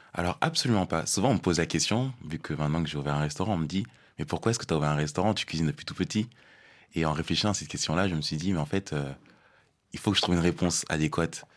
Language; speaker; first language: French; early bilingual, other home language; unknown